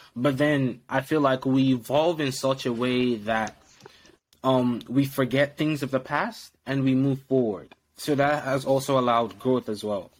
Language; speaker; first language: English; non-native, local second language; Yoruba